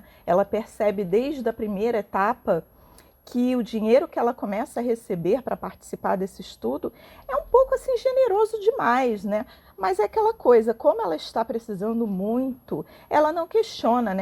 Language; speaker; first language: Portuguese; native; Portuguese